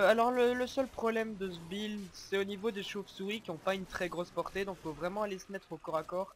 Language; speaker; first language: French; native; French